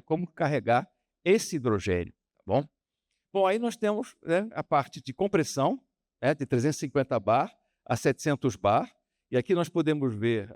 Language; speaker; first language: Portuguese; native; Portuguese